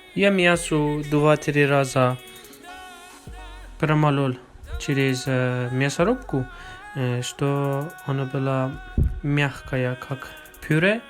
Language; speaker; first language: Russian; non-native, fluent; Persian